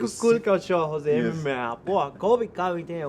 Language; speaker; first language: Portuguese; non-native, learner; Spanish